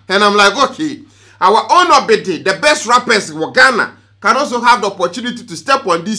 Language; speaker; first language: English; non-native, local second language; Akan